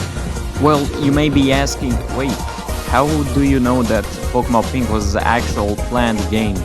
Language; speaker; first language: English; non-native, fluent; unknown